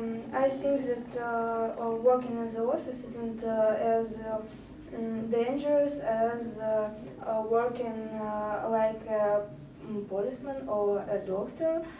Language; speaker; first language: English; non-native, learner; Russian